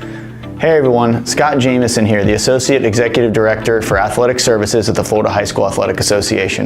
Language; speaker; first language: English; native; English